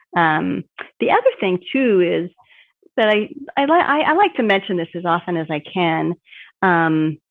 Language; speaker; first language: English; native; English